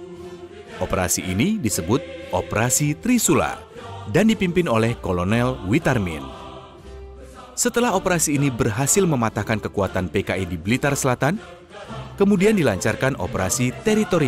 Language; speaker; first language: Indonesian; native; Indonesian